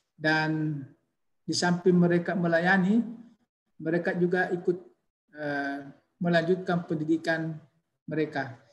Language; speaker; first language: Indonesian; native; Indonesian